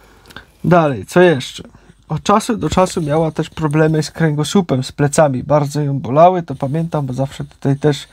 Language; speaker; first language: Polish; native; Polish